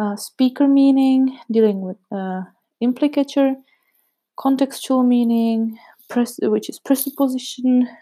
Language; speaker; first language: English; non-native, fluent; Czech